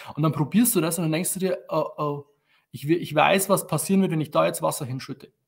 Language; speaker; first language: German; native; German